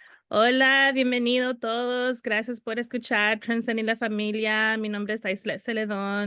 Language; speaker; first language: Spanish; early bilingual, heritage; Spanish